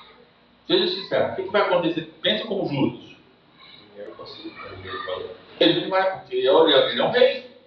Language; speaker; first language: Portuguese; native; Portuguese